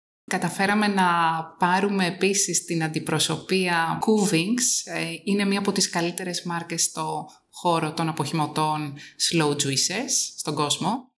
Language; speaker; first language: Greek; native; Greek